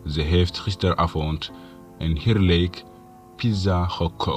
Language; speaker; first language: Dutch; non-native, fluent; Tigrinya